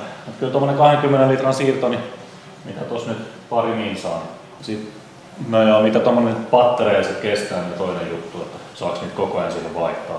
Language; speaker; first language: Finnish; native; Finnish